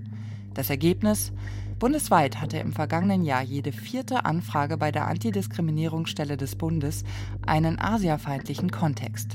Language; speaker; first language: German; native; German